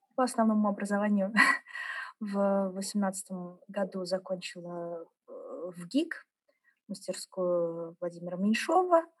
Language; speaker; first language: Russian; early bilingual, heritage; German